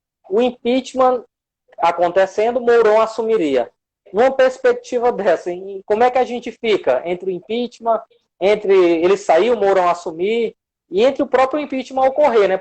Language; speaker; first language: Portuguese; native; Portuguese